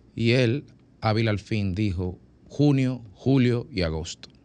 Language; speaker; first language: Spanish; native; Spanish